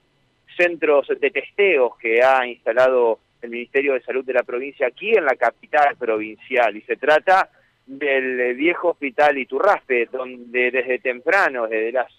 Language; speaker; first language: Spanish; native; Spanish